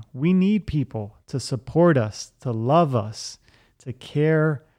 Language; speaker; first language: English; native; English